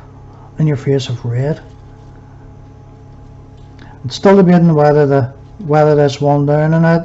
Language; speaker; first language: English; native; English